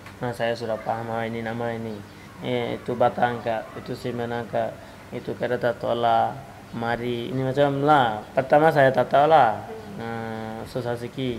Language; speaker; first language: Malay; non-native, learner; Bangla